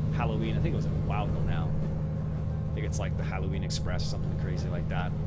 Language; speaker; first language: English; native; English